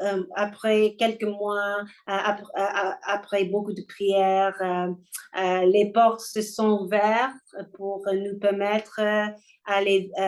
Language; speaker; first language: French; non-native, learner; English